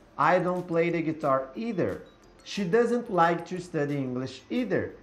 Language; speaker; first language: English; non-native, fluent; Portuguese